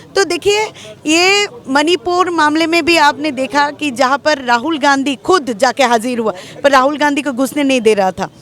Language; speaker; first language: Hindi; non-native, local second language; Bangla